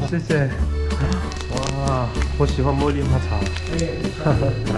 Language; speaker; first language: Chinese; non-native, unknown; Korean